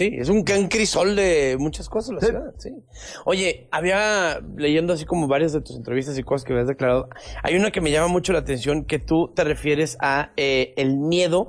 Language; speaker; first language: Spanish; native; Spanish